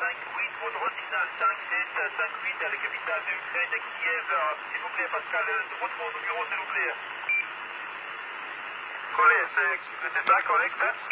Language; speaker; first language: French; non-native, learner; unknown